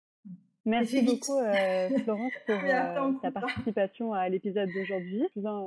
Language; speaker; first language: French; native; French